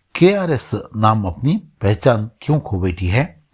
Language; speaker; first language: Hindi; non-native, local second language; Kannada